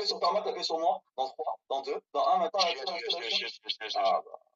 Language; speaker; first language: French; native; French